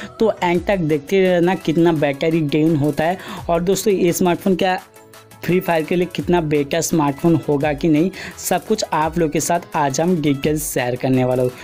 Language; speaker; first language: Hindi; non-native, local second language; Bangla